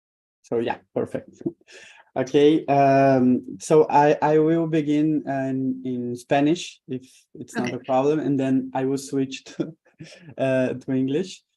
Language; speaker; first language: English; non-native, fluent; Portuguese